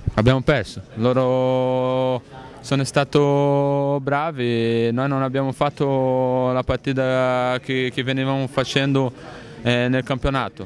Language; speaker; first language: Italian; non-native, fluent; Portuguese